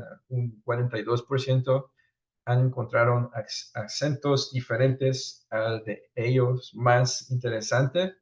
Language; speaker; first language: Spanish; early bilingual, heritage; Spanish